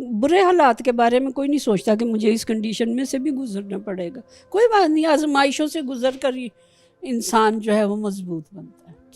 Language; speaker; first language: Urdu; non-native, local second language; Pashto